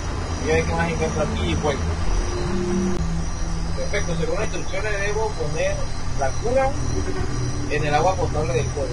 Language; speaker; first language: Spanish; native; Spanish